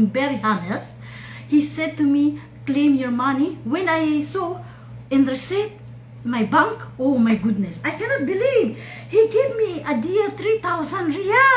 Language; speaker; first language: English; non-native, local second language; Filipino